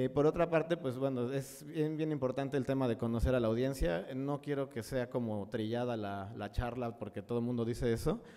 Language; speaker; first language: Spanish; native; Spanish